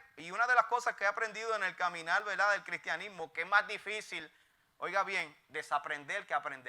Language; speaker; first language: Spanish; native; Spanish